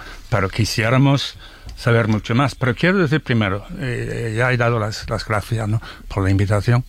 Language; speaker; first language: Spanish; non-native, fluent; English